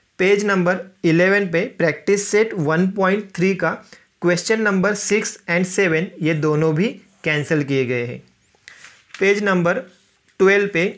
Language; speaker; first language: Hindi; non-native, local second language; Marathi